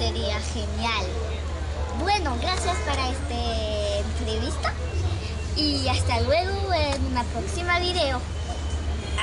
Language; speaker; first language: Spanish; non-native, learner; French